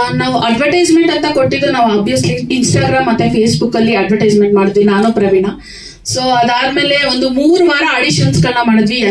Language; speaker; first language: Kannada; native; Kannada